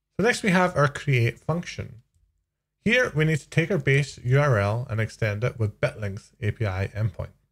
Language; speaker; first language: English; native; English